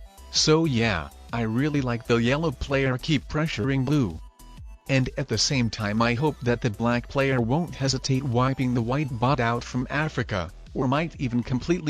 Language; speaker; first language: English; non-native, fluent; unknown